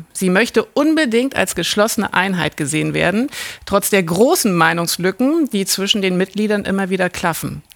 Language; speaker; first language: German; native; German